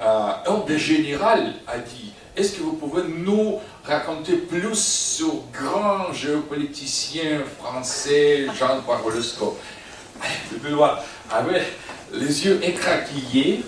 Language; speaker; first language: French; non-native, fluent; Russian